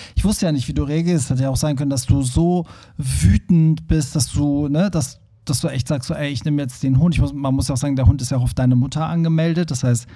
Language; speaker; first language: German; early bilingual, other home language; Persian